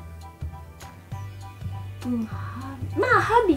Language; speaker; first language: Japanese; non-native, learner; Filipino